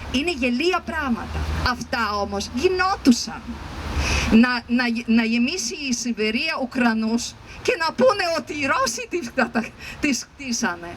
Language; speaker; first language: Greek; non-native, fluent; Ukrainian